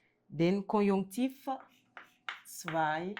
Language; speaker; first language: German; non-native, fluent; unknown